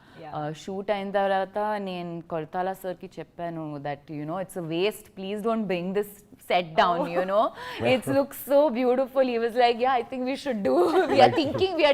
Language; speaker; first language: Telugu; non-native, fluent; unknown